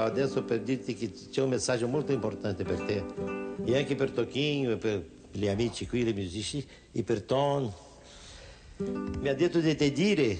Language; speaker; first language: Italian; non-native, fluent; Portuguese